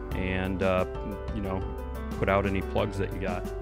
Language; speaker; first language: English; native; English